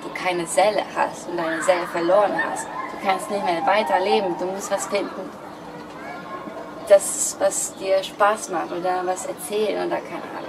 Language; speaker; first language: German; non-native, fluent; Greek